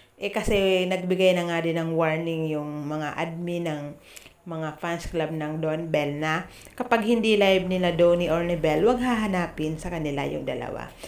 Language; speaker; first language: Filipino; native; Filipino